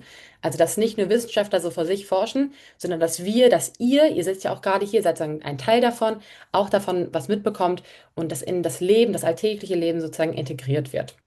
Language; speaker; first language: German; native; German